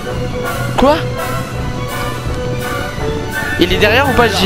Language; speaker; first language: French; native; French